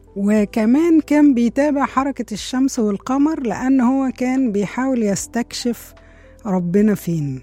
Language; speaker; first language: Arabic; native; Arabic